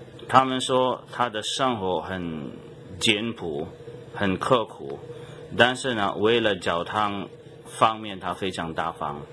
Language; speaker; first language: Chinese; non-native, fluent; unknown